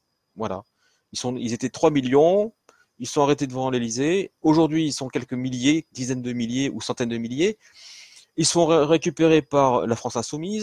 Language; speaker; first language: French; native; French